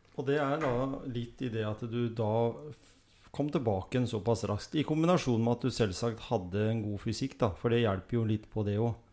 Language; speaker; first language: Norwegian; native; Norwegian